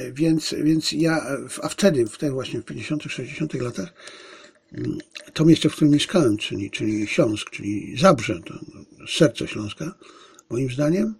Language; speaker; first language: Polish; native; Polish